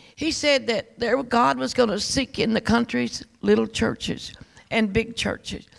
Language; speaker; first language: English; native; English